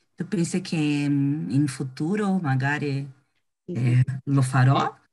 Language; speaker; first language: Italian; non-native, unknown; Portuguese